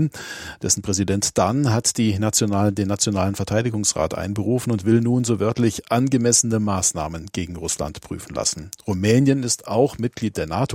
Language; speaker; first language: German; native; German